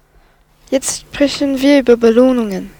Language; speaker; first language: German; non-native, local second language; French